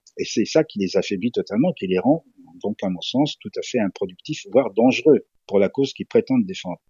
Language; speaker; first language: French; early bilingual, other home language; Serbian